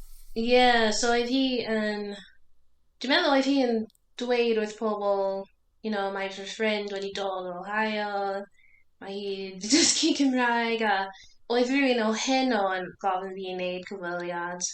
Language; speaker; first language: Welsh; non-native, learner; English